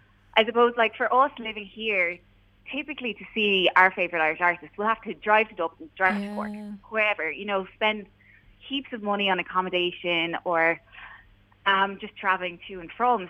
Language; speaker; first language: English; native; English